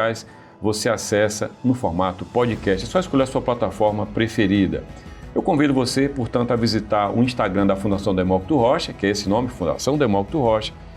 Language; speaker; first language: Portuguese; native; Portuguese